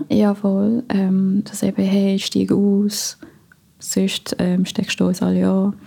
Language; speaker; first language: German; non-native, fluent; Filipino